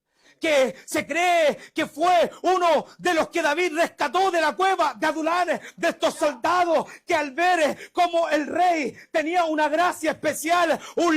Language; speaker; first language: Spanish; native; Spanish